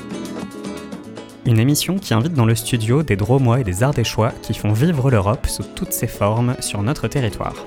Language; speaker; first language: French; native; French